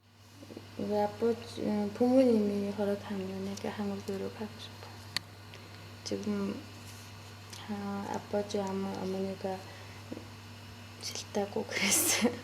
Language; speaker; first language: Korean; non-native, learner; Mongolian